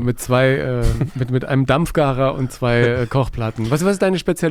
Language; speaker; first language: German; native; German